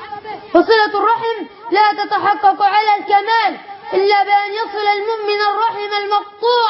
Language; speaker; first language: Arabic; native; Arabic